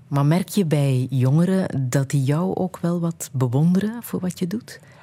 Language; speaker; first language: Dutch; native; Dutch